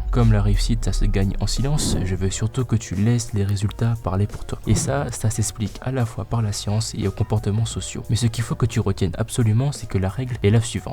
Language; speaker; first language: French; native; French